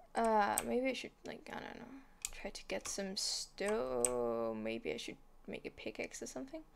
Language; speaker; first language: English; non-native, fluent; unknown